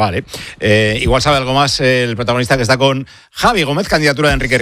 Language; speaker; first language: Spanish; native; Spanish